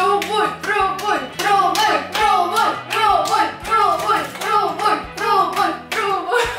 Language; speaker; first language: Polish; native; Polish